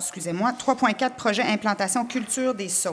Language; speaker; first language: French; native; French